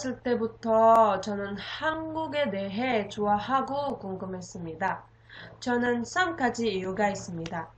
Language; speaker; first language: Korean; non-native, learner; Indonesian